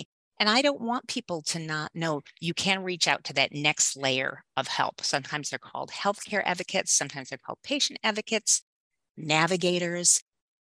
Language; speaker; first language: English; native; English